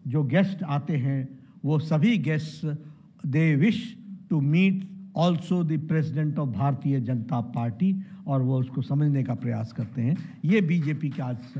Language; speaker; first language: Hindi; native; Hindi